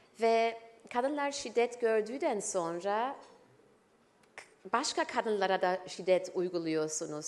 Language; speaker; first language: Turkish; early bilingual, heritage; German